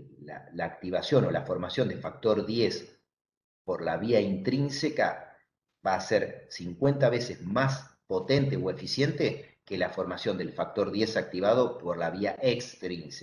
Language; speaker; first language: Spanish; native; Spanish